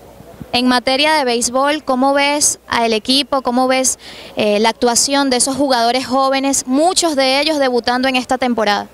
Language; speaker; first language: Spanish; native; Spanish